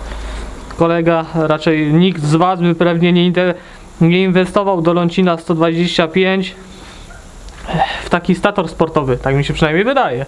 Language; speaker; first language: Polish; native; Polish